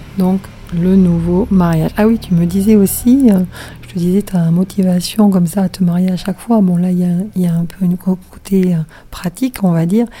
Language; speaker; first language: French; native; French